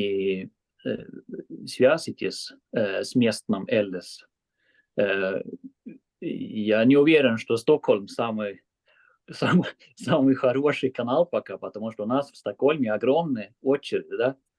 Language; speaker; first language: Russian; non-native, fluent; Swedish